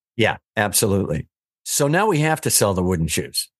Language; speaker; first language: English; native; English